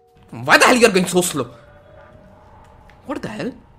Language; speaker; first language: English; non-native, local second language; Punjabi